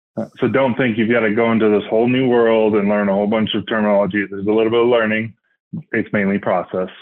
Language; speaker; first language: English; native; English